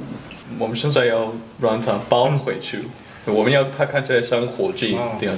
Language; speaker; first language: Chinese; non-native, fluent; English